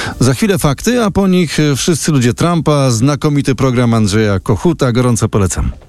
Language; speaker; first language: Polish; native; Polish